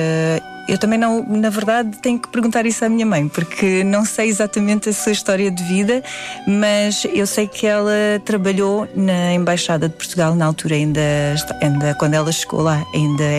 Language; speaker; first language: Portuguese; early bilingual, other home language; Indonesian